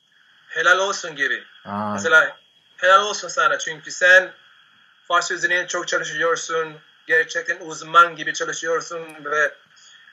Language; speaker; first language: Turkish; non-native, fluent; Spanish